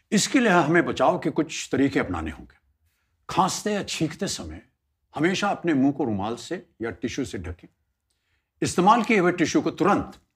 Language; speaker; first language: Hindi; native; Hindi